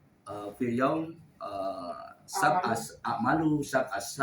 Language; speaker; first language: Arabic; non-native, learner; Indonesian